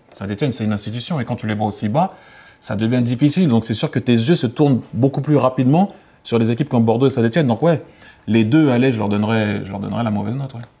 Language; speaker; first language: French; native; French